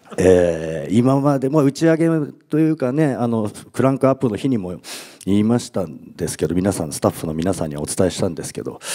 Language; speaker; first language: Japanese; native; Japanese